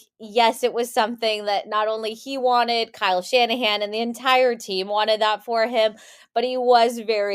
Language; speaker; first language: English; native; English